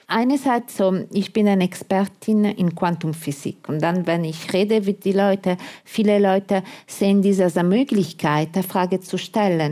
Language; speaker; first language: German; non-native, fluent; Italian